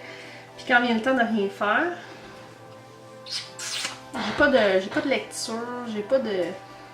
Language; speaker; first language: French; native; French